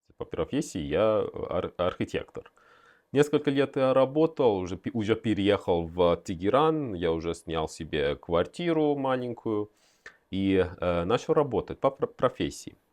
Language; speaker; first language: Russian; non-native, fluent; Persian